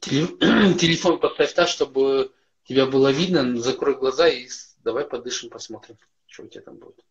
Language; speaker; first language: Russian; native; Russian